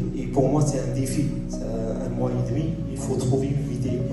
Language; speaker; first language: French; non-native, local second language; Arabic